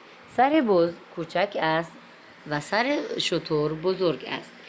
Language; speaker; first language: Persian; non-native, fluent; Urdu